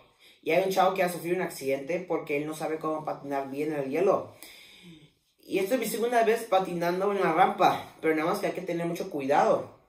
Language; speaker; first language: Spanish; early bilingual, heritage; Spanish